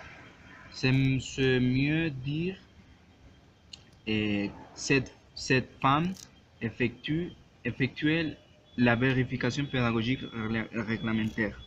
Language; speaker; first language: French; non-native, learner; Spanish